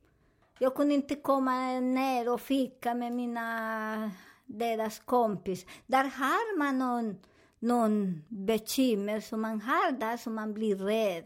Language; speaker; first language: Swedish; non-native, learner; Spanish